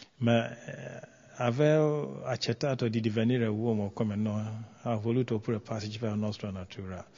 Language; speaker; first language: Italian; non-native, fluent; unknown